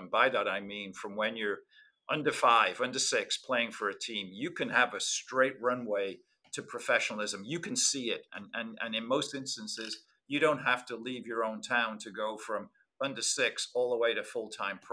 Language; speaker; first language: English; native; English